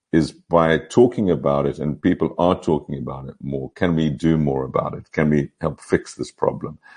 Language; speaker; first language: English; native; English